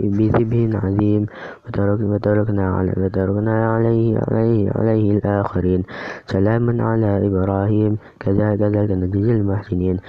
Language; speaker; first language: Arabic; non-native, learner; Indonesian